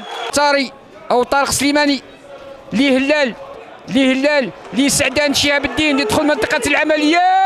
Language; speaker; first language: Arabic; native; Arabic